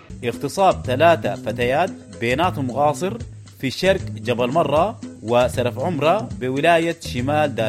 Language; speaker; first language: Arabic; native; Arabic